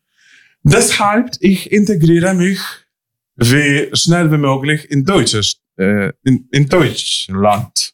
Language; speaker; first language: German; non-native, learner; Ukrainian